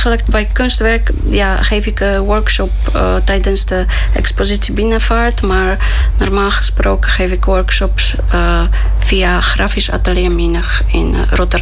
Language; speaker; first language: Dutch; non-native, fluent; Polish